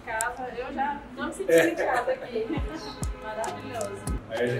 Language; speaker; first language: Portuguese; native; Portuguese